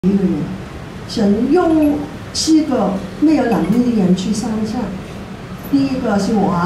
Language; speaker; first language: Chinese; non-native, local second language; Cantonese